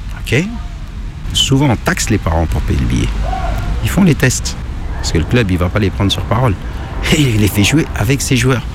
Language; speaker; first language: French; native; French